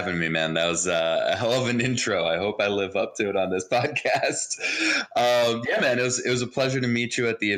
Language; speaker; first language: English; early bilingual, other home language; Hebrew